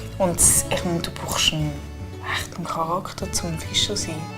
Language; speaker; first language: German; native; German